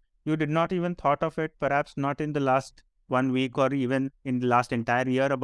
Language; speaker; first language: English; non-native, local second language; Marathi